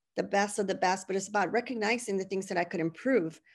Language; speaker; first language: English; non-native, fluent; Spanish